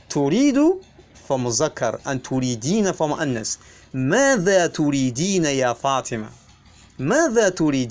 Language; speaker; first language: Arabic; non-native, fluent; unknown